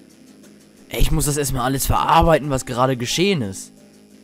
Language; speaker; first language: German; native; German